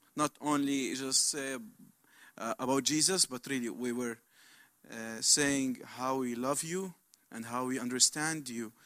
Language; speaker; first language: English; non-native, learner; Arabic